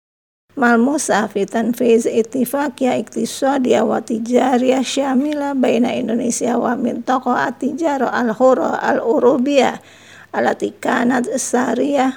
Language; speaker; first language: Arabic; non-native, fluent; Indonesian